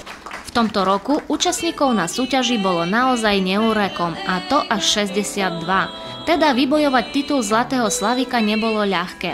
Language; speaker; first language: Slovak; non-native, local second language; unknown